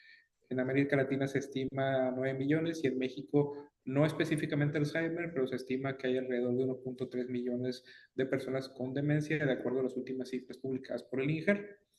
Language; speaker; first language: Spanish; native; Spanish